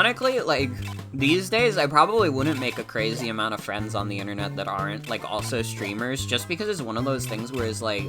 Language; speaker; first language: English; native; English